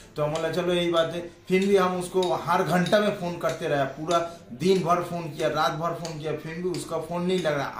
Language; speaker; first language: Hindi; non-native, local second language; Bangla